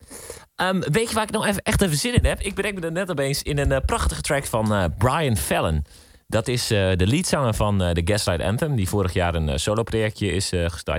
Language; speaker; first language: Dutch; native; Dutch